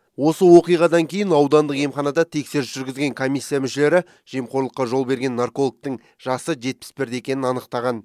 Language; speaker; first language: Kazakh; native; Kazakh